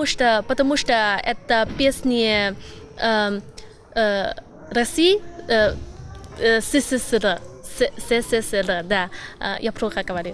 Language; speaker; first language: Russian; non-native, learner; Chinese